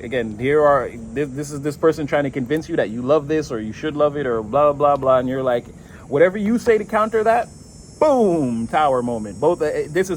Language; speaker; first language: English; native; English